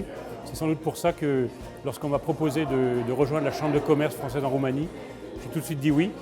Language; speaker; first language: French; native; French